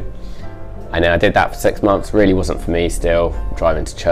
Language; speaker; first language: English; native; English